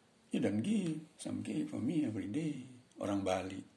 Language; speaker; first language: English; non-native, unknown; Indonesian